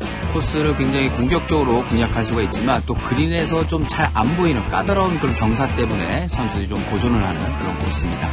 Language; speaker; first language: Korean; native; Korean